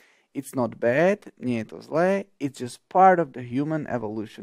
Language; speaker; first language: English; non-native, fluent; Slovak